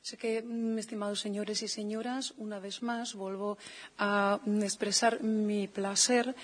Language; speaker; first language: Spanish; non-native, fluent; Czech